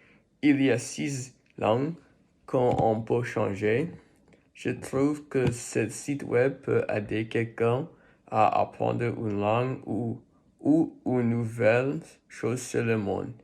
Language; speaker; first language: French; non-native, learner; English